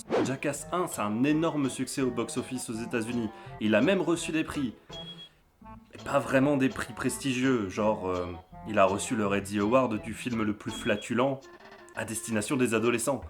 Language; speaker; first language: French; native; French